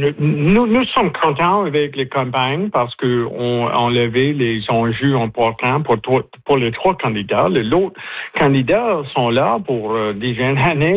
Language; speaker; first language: French; non-native, learner; English